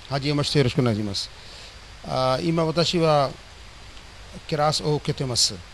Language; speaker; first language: Japanese; non-native, learner; Urdu